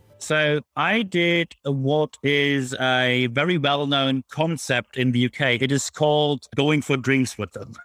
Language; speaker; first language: English; non-native, fluent; German